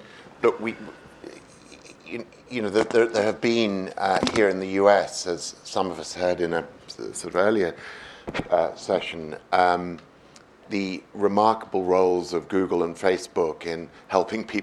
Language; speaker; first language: English; native; English